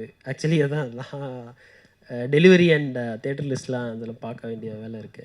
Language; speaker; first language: Tamil; native; Tamil